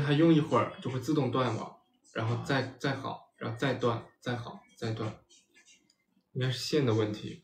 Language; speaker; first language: Chinese; native; Chinese